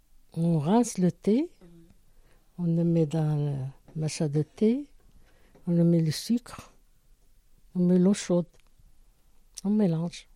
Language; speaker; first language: French; non-native, learner; Arabic